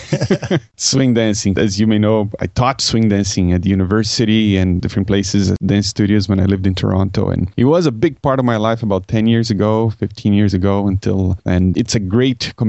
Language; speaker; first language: English; non-native, fluent; Portuguese